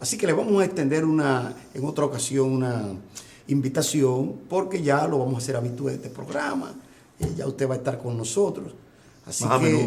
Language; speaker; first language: Spanish; native; Spanish